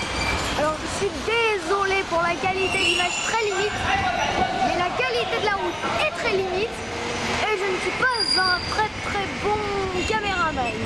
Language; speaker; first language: French; native; French